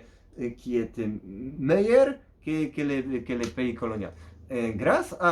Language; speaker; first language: French; non-native, fluent; Polish